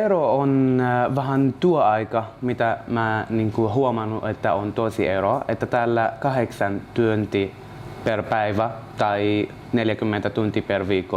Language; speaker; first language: Finnish; non-native, learner; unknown